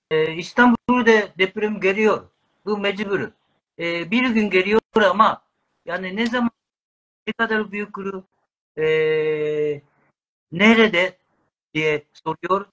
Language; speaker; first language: Turkish; non-native, learner; Japanese